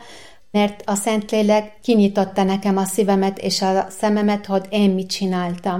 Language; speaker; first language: Hungarian; non-native, fluent; Arabic